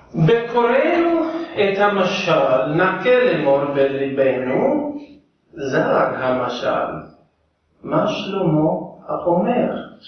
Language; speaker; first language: Hebrew; non-native, learner; English